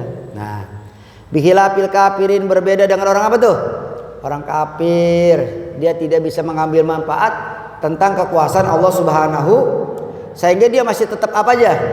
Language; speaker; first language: Malay; native; Malay